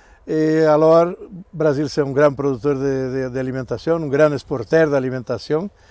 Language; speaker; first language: French; non-native, learner; Portuguese